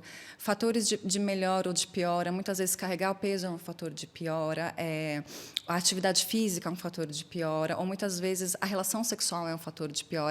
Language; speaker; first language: Portuguese; native; Portuguese